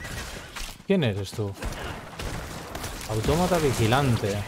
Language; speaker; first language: Spanish; native; Spanish